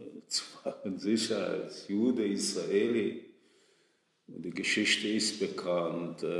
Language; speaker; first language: German; non-native, fluent; Hebrew